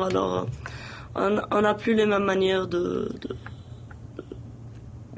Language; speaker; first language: French; non-native, local second language; Arabic